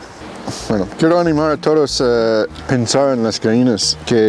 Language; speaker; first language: Spanish; non-native, fluent; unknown